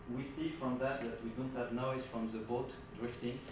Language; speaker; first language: English; non-native, fluent; French